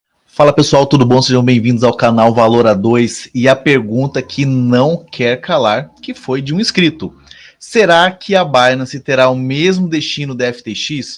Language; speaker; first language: Portuguese; native; Portuguese